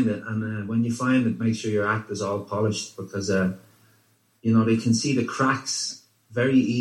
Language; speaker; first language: English; native; English